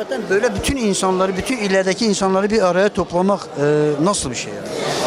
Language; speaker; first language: Turkish; non-native, local second language; Kurdish